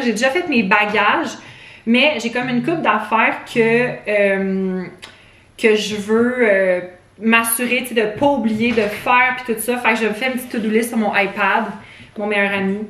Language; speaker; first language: French; native; French